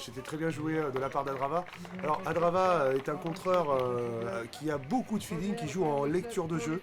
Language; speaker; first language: French; native; French